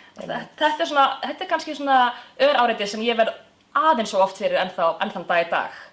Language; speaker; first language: Icelandic; early bilingual, other home language; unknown